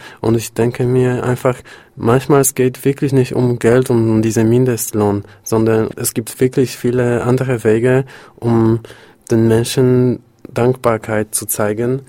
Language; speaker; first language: German; non-native, fluent; Polish